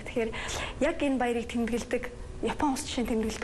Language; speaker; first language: Mongolian; native; Mongolian